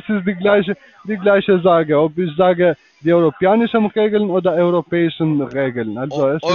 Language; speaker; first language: German; non-native, learner; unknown